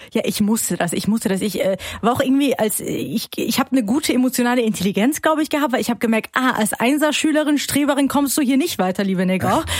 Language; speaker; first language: German; early bilingual, other home language; Persian